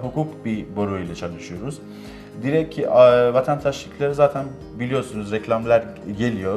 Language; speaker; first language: Turkish; non-native, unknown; Persian